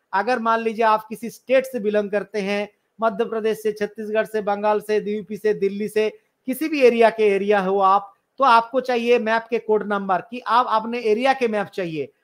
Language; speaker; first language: Hindi; non-native, local second language; Bangla